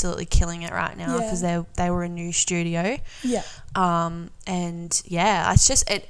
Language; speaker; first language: English; native; English